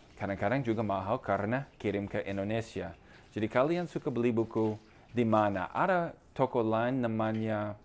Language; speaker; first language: Indonesian; non-native, fluent; English